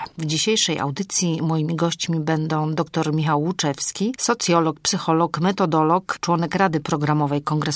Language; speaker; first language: Polish; native; Polish